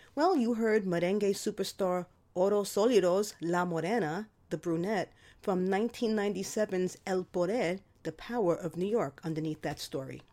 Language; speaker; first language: English; native; English